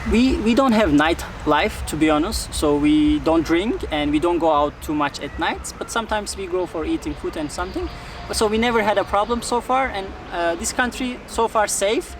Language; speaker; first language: English; non-native, fluent; Turkish